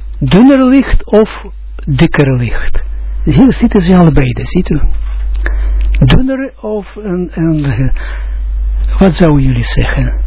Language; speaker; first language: Dutch; non-native, fluent; Russian